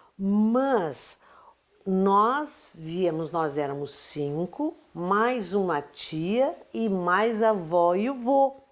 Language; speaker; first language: Portuguese; native; Portuguese